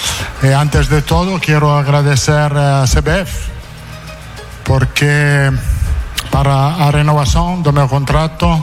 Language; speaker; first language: Portuguese; non-native, fluent; Italian